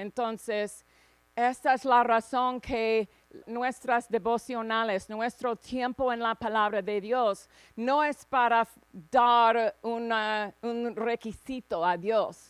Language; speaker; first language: Spanish; non-native, fluent; English